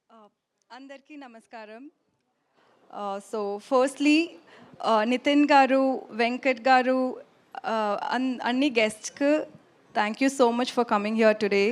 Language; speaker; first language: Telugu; non-native, learner; Tamil